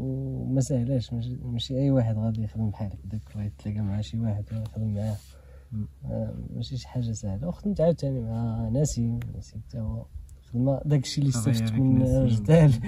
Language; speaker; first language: Arabic; native; Arabic